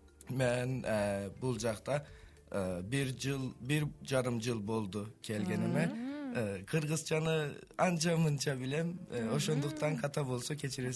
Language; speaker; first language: Kyrgyz; non-native, learner; Turkish